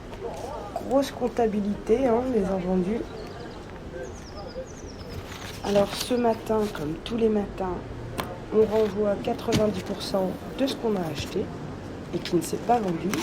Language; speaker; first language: French; native; French